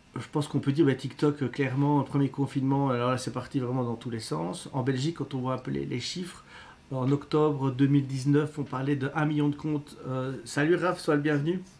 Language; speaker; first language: French; native; French